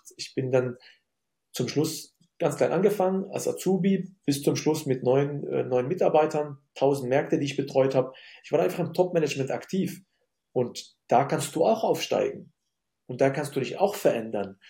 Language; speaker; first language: German; early bilingual, other home language; Arabic